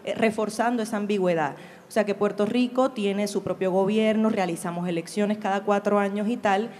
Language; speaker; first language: Spanish; native; Spanish